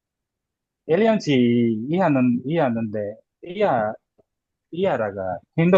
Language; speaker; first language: Korean; non-native, learner; Burmese